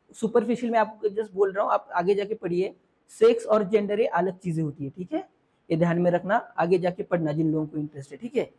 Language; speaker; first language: Hindi; non-native, local second language; Marathi